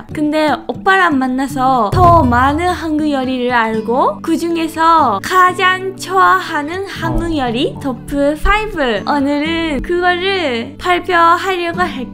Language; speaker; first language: Korean; non-native, fluent; Japanese